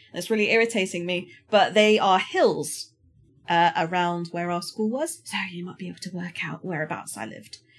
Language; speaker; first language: English; native; English